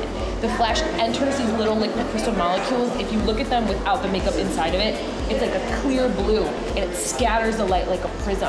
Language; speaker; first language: English; native; English